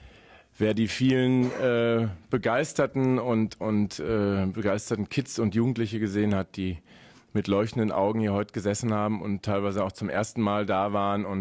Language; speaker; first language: German; native; German